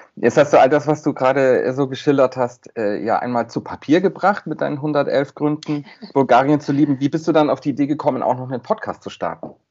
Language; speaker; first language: German; native; German